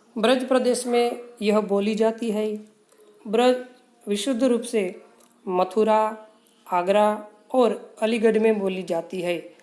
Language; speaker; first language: Hindi; non-native, local second language; Gujarati